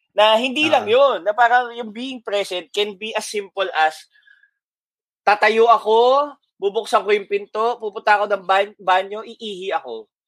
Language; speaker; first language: Filipino; native; Filipino